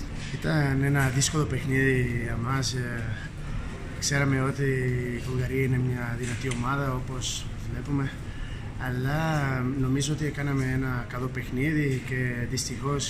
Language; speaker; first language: Greek; non-native, fluent; Portuguese